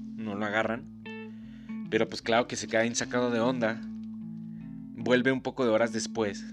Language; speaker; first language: Spanish; native; Spanish